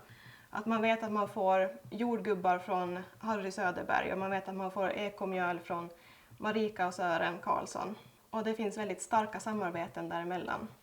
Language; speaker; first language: Swedish; native; Swedish